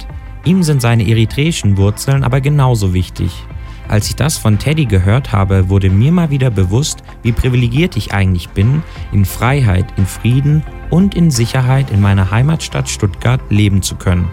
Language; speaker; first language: German; native; German